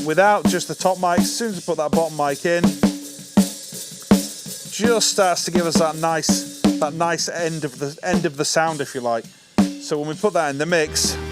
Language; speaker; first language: English; native; English